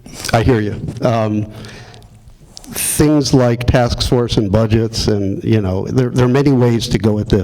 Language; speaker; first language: English; native; English